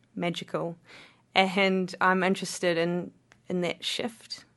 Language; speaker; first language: English; native; English